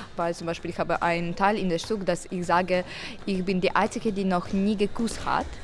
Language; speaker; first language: German; non-native, learner; Ukrainian